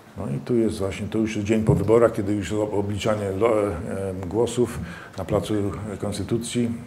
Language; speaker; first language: Polish; early bilingual, heritage; Polish